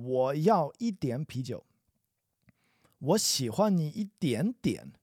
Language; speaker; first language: Chinese; non-native, fluent; English